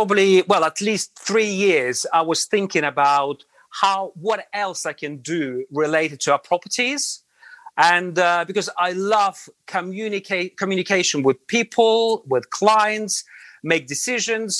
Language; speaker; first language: English; non-native, fluent; Latvian